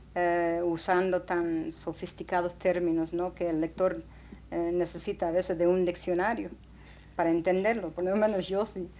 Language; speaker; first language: Spanish; non-native, fluent; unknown